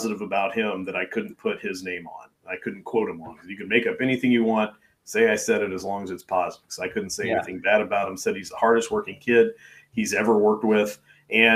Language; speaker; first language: English; native; English